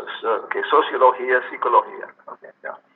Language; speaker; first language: Spanish; non-native, learner; English